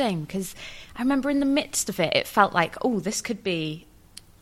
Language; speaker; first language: English; native; English